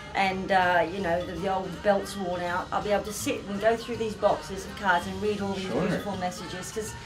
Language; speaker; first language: English; native; English